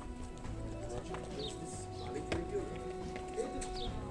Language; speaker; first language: Russian; non-native, learner; Arabic